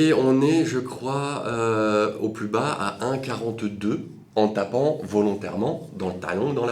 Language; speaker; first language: French; native; French